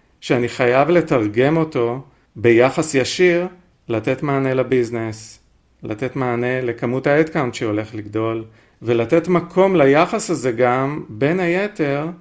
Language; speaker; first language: Hebrew; native; Hebrew